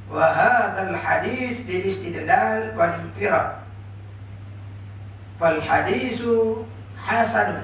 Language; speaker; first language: Arabic; non-native, fluent; Malay